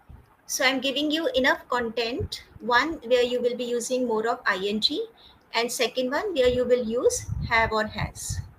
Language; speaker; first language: English; non-native, fluent; Hindi